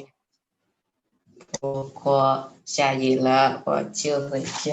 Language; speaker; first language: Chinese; non-native, learner; Indonesian